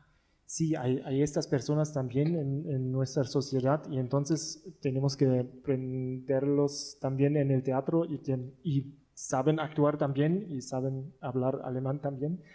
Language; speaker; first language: Spanish; non-native, learner; German